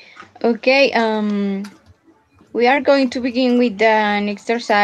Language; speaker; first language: English; non-native, fluent; Spanish